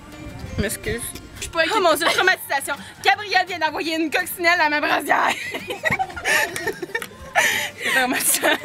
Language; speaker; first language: French; native; French